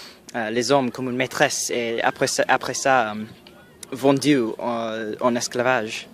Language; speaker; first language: French; non-native, learner; English